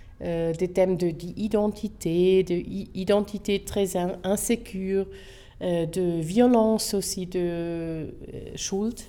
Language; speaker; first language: French; non-native, local second language; German